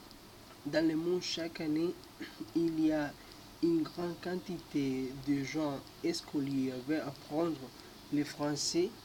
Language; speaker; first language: French; non-native, learner; Spanish